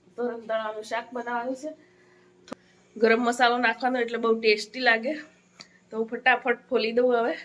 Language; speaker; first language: Gujarati; non-native, local second language; Bhili